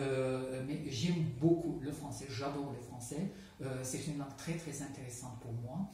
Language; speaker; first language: French; non-native, fluent; Azerbaijani